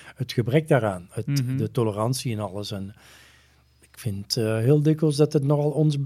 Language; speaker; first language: Dutch; native; Dutch